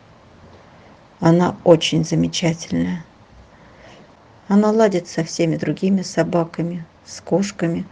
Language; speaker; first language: Russian; native; Russian